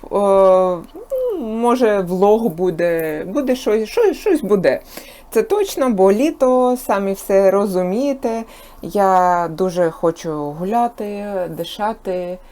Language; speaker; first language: Ukrainian; non-native, local second language; Russian